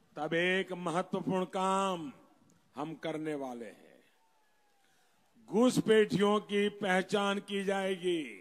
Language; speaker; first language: Hindi; non-native, local second language; Gujarati